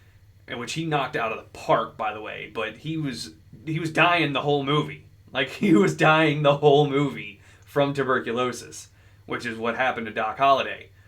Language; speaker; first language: English; native; English